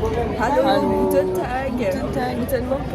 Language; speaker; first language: German; non-native, learner; French